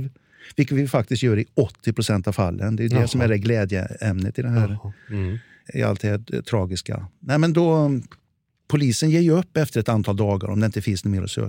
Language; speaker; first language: Swedish; native; Swedish